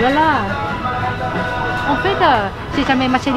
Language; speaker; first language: French; non-native, learner; Thai